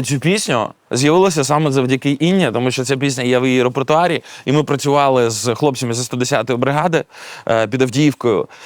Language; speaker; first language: Ukrainian; native; Ukrainian